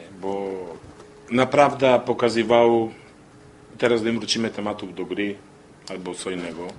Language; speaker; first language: Polish; non-native, learner; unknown